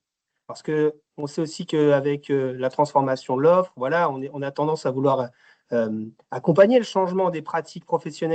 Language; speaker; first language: French; native; French